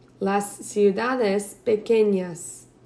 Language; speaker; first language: Spanish; non-native, learner; English